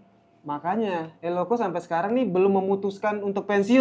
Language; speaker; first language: Indonesian; native; Indonesian